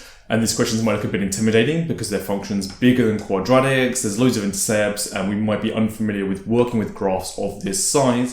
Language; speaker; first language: English; native; English